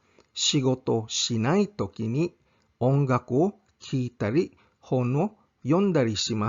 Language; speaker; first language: Japanese; non-native, fluent; English